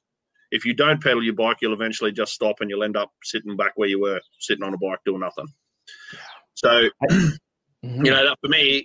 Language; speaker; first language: English; native; English